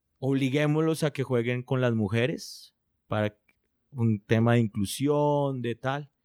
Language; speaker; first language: Spanish; native; Spanish